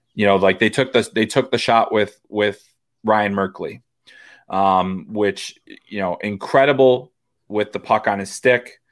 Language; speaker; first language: English; native; English